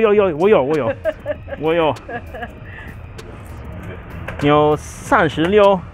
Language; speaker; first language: Chinese; non-native, learner; Spanish